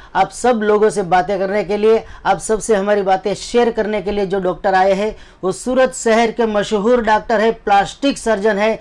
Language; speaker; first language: Hindi; non-native, local second language; Gujarati